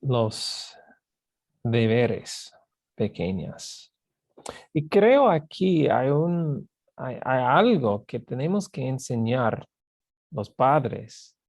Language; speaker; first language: Spanish; non-native, fluent; English